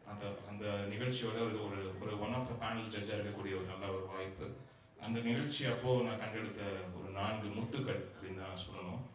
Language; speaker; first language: Tamil; native; Tamil